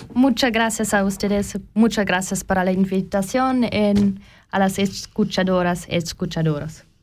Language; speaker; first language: Spanish; non-native, learner; German